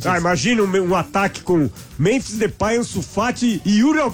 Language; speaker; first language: Portuguese; native; Portuguese